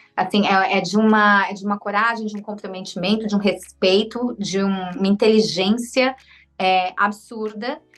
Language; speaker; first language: Portuguese; native; Portuguese